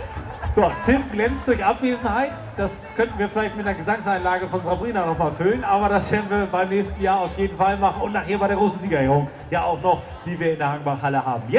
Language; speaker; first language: German; native; German